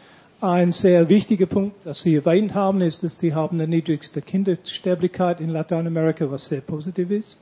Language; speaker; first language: German; non-native, fluent; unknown